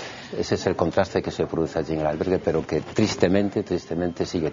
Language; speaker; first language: Spanish; native; Spanish